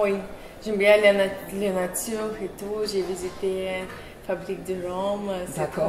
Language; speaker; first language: French; non-native, learner; Russian